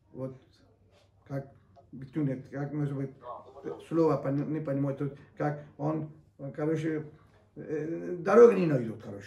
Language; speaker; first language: Russian; non-native, learner; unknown